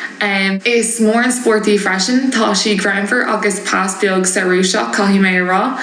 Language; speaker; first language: Irish; non-native, local second language; English